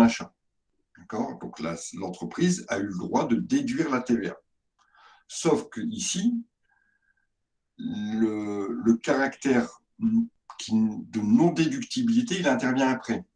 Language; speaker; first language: French; native; French